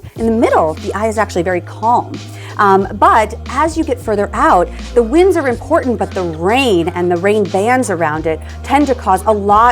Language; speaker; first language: English; native; English